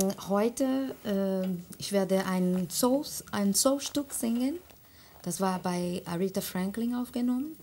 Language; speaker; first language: German; non-native, learner; Portuguese